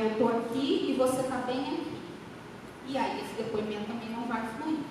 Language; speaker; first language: Portuguese; native; Portuguese